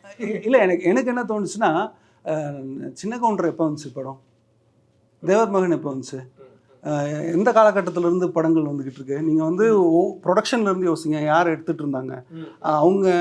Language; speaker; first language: Tamil; native; Tamil